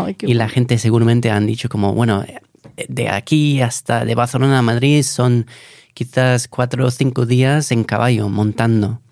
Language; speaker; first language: Spanish; non-native, fluent; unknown